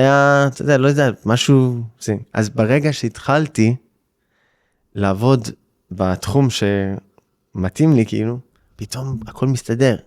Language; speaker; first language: Hebrew; early bilingual, heritage; English